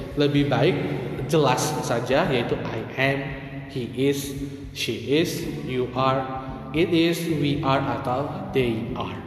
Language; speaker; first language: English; non-native, fluent; Indonesian